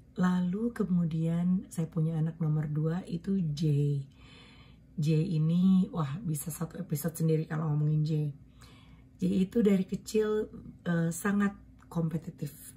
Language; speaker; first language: Indonesian; native; Indonesian